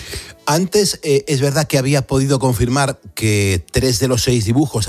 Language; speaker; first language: Spanish; native; Spanish